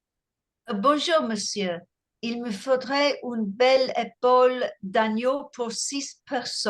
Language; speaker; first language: French; non-native, learner; English